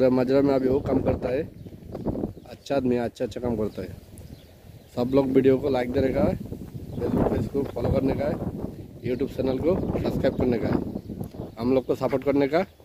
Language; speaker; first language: Hindi; non-native, learner; Bangla